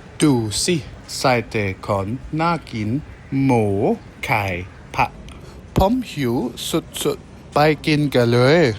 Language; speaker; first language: Thai; non-native, learner; German